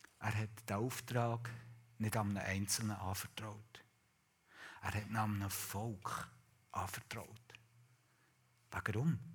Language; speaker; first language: German; native; German